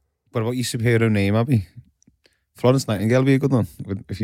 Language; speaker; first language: English; native; English